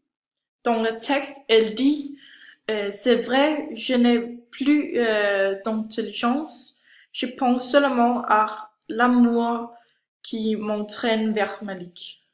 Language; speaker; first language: French; non-native, learner; Danish